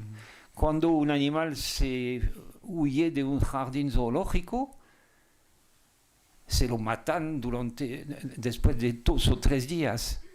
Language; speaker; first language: Spanish; non-native, fluent; French